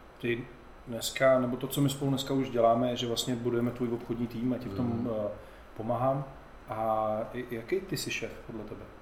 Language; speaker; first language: Czech; native; Czech